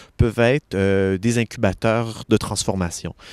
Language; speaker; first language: French; native; French